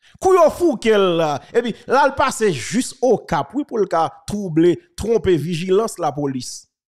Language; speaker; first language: French; non-native, local second language; Haitian Creole